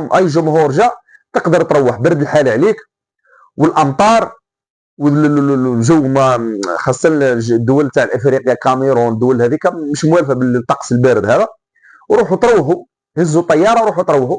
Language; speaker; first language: Arabic; native; Arabic